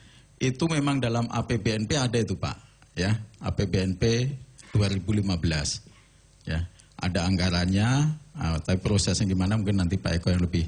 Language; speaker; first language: Indonesian; non-native, local second language; Javanese